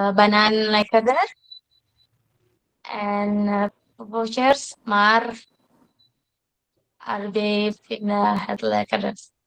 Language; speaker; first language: Dutch; non-native, learner; Indonesian